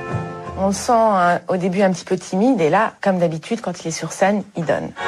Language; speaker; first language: French; native; French